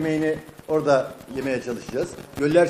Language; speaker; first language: Turkish; native; Turkish